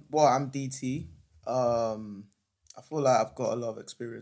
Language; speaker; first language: English; native; English